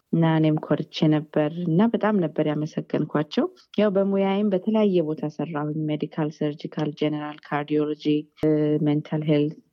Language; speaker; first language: Amharic; early bilingual, heritage; Amharic